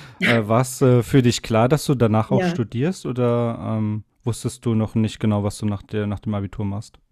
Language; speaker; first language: German; native; German